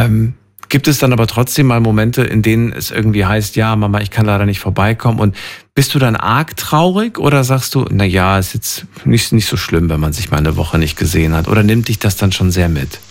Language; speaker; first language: German; native; German